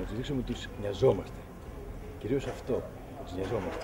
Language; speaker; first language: Greek; native; Greek